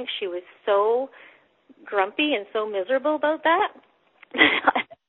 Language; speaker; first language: English; native; English